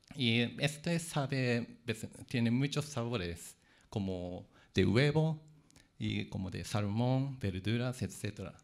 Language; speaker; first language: Spanish; non-native, fluent; Japanese